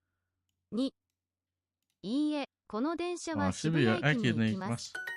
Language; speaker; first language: Japanese; non-native, learner; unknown